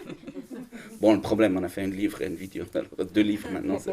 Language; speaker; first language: French; non-native, learner; German